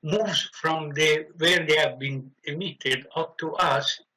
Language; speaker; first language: English; non-native, fluent; Persian